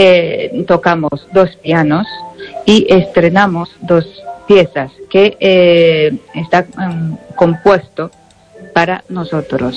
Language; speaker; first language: Spanish; non-native, learner; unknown